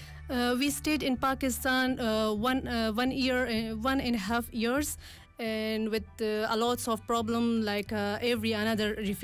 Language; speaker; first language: English; non-native, learner; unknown